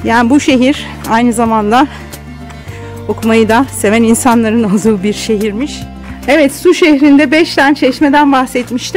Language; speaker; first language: Turkish; native; Turkish